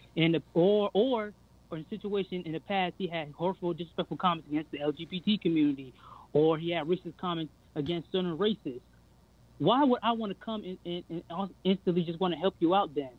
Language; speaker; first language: English; native; English